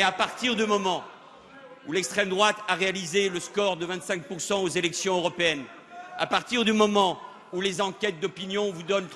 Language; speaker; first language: French; native; French